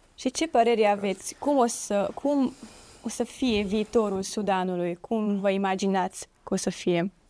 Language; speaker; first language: Romanian; non-native, local second language; Hungarian